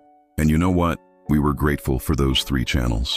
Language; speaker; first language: English; native; English